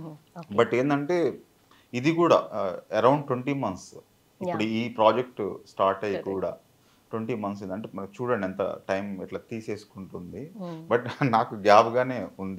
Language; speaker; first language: Telugu; native; Telugu